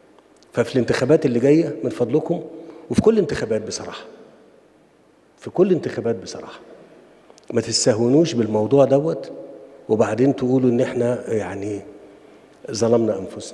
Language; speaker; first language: Arabic; native; Arabic